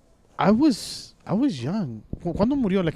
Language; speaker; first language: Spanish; early bilingual, heritage; Spanish